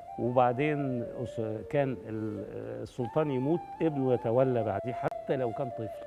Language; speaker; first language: Arabic; native; Arabic